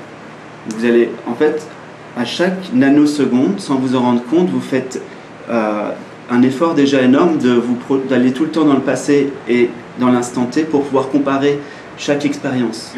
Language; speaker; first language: French; native; French